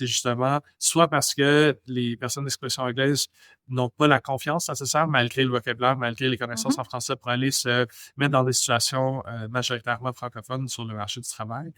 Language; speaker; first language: French; non-native, local second language; English